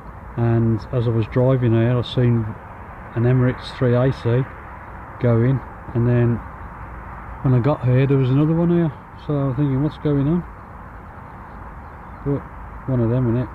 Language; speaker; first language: English; native; English